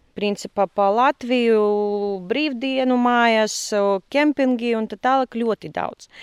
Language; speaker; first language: Latvian; non-native, local second language; Russian